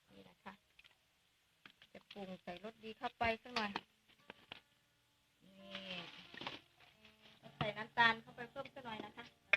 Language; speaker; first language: Thai; native; Thai